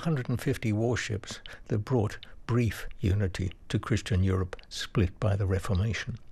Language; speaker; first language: English; native; English